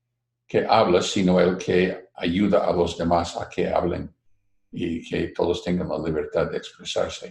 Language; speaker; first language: Spanish; non-native, fluent; English